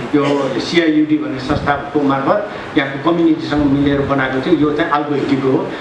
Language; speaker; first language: Nepali; non-native, local second language; Newari